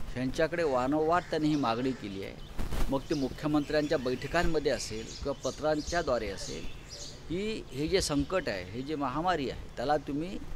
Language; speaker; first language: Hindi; non-native, local second language; Marathi